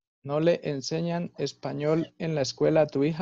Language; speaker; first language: Spanish; native; Spanish